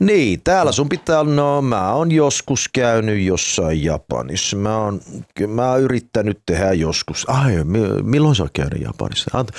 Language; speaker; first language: Finnish; early bilingual, heritage; Finnish